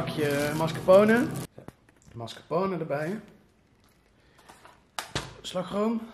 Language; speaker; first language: Dutch; native; Dutch